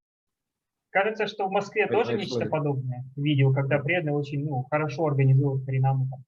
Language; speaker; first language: Russian; native; Russian